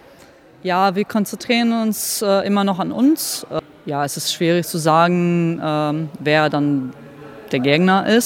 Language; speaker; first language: German; non-native, fluent; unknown